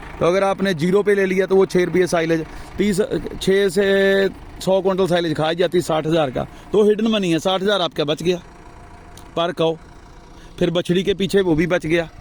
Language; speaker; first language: Hindi; non-native, local second language; Punjabi